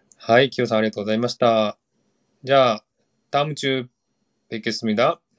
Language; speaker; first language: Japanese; non-native, fluent; Korean